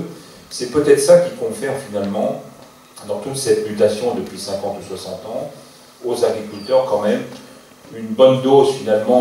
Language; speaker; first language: French; native; French